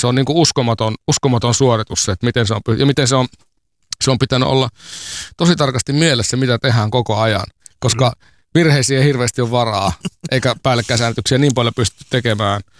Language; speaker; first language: Finnish; native; Finnish